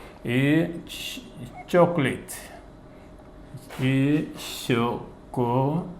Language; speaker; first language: French; non-native, fluent; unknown